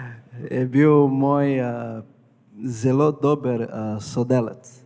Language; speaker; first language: Slovenian; non-native, fluent; Portuguese